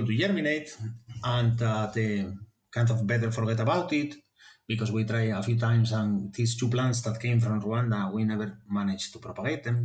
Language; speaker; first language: English; non-native, fluent; Spanish